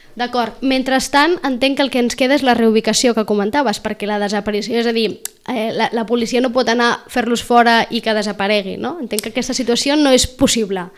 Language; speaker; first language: Catalan; native; Catalan